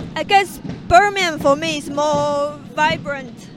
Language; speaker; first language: English; non-native, fluent; Chinese